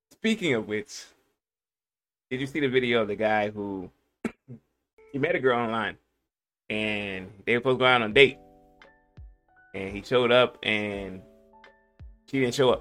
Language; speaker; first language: English; native; English